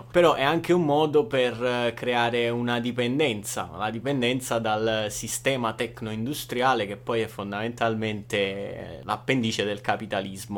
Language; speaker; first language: Italian; native; Italian